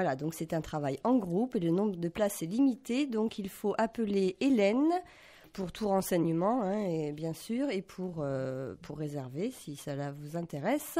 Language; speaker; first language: French; native; French